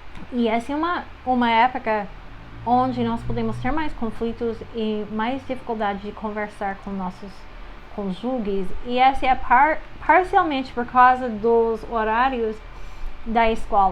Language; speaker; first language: Portuguese; non-native, fluent; English